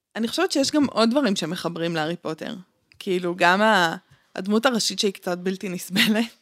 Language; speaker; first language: Hebrew; early bilingual, other home language; Russian